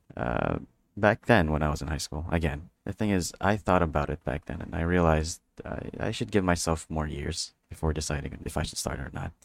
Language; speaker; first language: English; non-native, local second language; Filipino